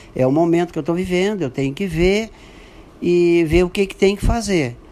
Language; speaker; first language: Portuguese; native; Portuguese